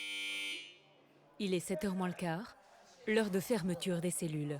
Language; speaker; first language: French; native; French